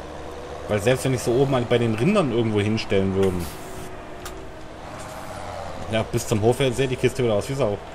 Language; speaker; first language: German; native; German